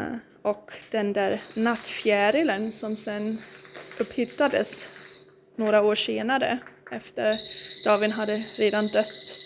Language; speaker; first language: Swedish; non-native, fluent; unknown